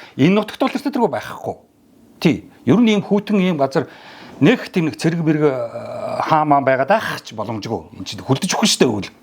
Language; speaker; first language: Mongolian; native; Mongolian